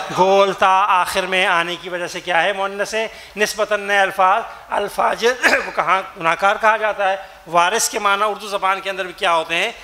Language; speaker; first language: Urdu; native; Urdu